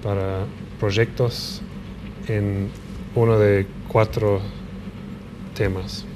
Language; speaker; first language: Spanish; non-native, fluent; English